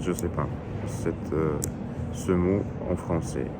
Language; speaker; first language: French; non-native, learner; Russian